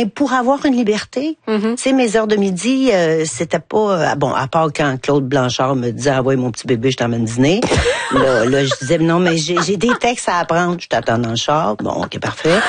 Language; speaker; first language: French; native; French